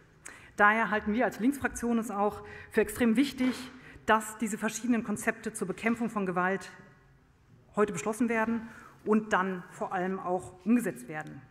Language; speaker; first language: German; native; German